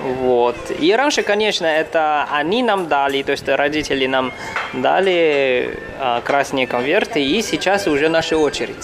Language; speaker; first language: Russian; non-native, learner; Chinese